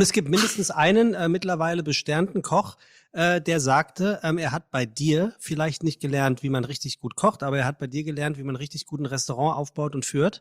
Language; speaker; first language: German; native; German